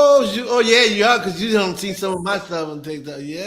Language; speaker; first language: English; native; English